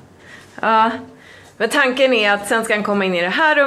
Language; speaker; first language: Swedish; native; Swedish